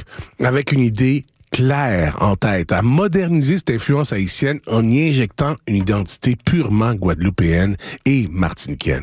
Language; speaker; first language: French; native; French